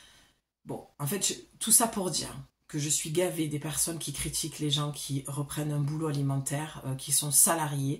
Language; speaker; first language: French; native; French